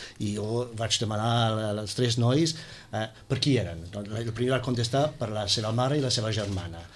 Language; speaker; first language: Catalan; non-native, fluent; English